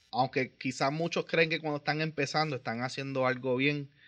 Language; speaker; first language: Spanish; native; Spanish